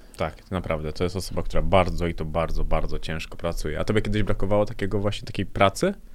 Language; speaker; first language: Polish; native; Polish